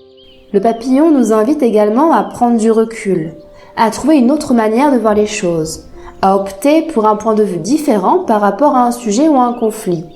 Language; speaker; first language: French; native; French